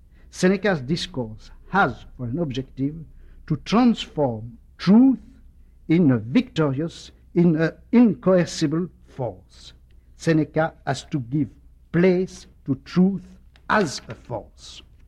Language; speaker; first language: English; non-native, fluent; French